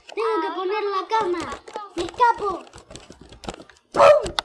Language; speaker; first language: Spanish; native; Spanish